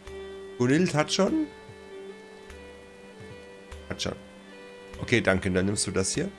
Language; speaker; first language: German; native; German